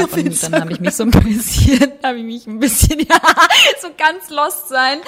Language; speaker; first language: German; early bilingual, other home language; Albanian